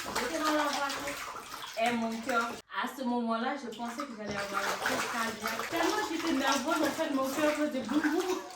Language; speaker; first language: French; non-native, local second language; Wolof